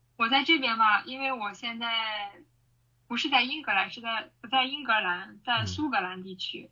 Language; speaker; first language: Chinese; native; Chinese